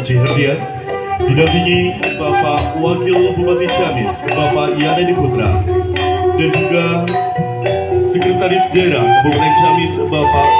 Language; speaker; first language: Indonesian; native; Indonesian